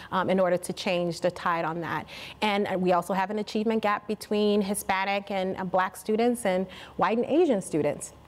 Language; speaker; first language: English; native; English